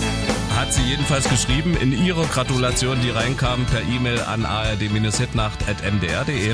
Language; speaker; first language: German; native; German